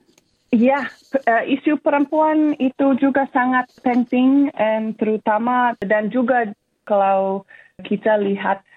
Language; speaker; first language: Indonesian; non-native, fluent; English